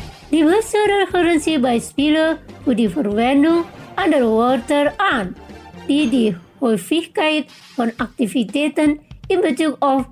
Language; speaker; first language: German; non-native, fluent; Indonesian